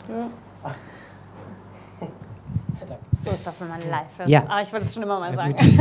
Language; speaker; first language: German; native; German